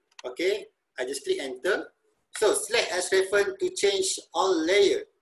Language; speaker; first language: English; non-native, local second language; Malay